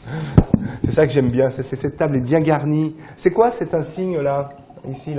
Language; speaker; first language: French; native; French